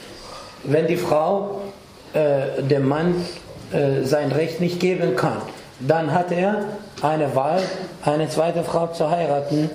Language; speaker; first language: German; non-native, fluent; Arabic